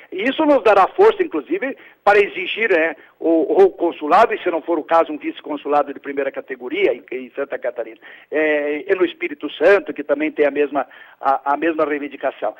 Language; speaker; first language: Portuguese; early bilingual, other home language; Italian